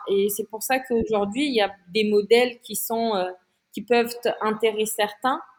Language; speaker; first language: French; non-native, local second language; Malagasy